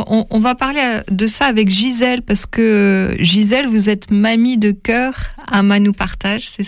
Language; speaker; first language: French; native; French